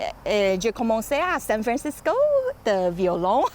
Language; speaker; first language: French; non-native, learner; Chinese